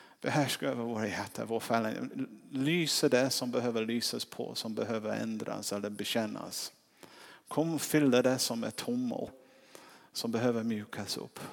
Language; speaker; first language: Swedish; non-native, fluent; English